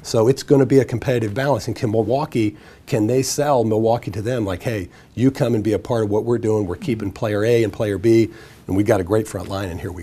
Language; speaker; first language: English; native; English